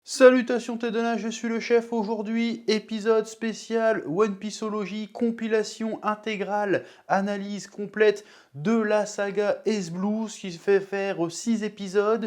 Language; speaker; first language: French; native; French